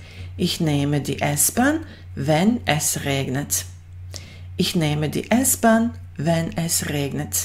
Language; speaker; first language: German; non-native, fluent; Bosnian